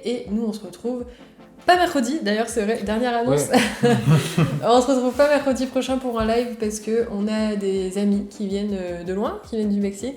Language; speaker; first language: French; native; French